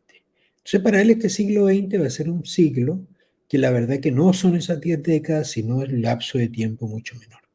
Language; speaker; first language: Spanish; native; Spanish